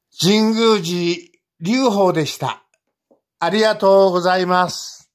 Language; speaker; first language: Japanese; native; Japanese